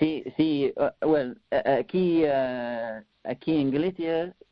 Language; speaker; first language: Spanish; non-native, learner; English